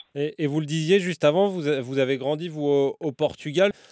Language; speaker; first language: French; native; French